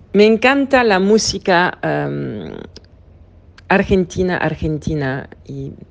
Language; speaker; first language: Spanish; non-native, fluent; French